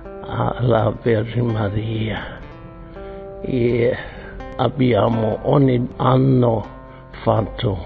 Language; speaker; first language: Italian; non-native, fluent; German